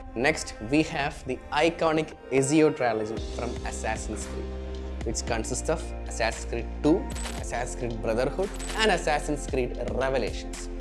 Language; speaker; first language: English; non-native, local second language; Malayalam